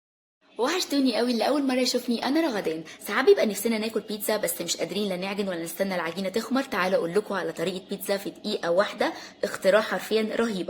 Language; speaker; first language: Arabic; native; Arabic